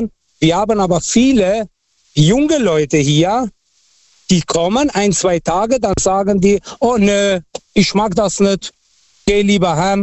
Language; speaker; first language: German; non-native, fluent; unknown